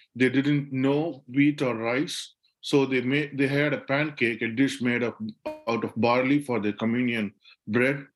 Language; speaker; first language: English; non-native, local second language; Tamil